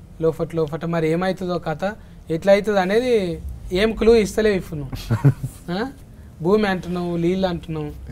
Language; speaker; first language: Telugu; native; Telugu